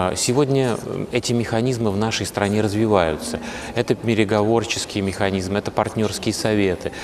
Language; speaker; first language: Russian; native; Russian